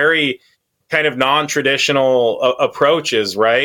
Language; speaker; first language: English; native; English